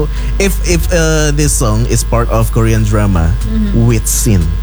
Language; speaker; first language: English; non-native, fluent; Indonesian